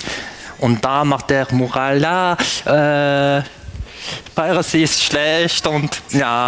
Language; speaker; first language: German; non-native, fluent; French